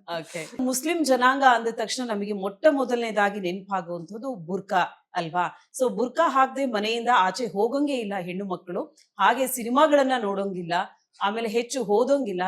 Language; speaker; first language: Kannada; native; Kannada